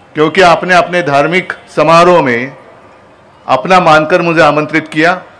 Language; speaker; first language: Hindi; non-native, local second language; Marathi